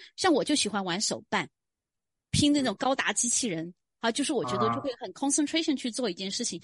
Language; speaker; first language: Chinese; native; Chinese